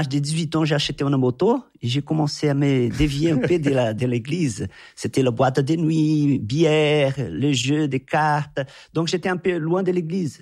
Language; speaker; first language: French; non-native, fluent; Portuguese